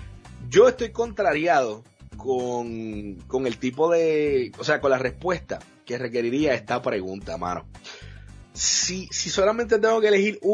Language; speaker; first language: Spanish; native; Spanish